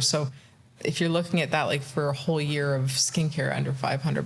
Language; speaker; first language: English; native; English